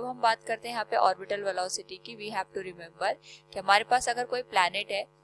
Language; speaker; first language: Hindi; native; Hindi